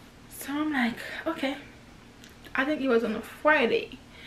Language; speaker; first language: English; non-native, fluent; Haitian Creole